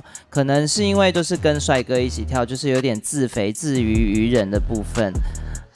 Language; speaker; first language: Chinese; native; Chinese